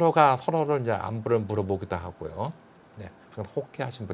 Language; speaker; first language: Korean; native; Korean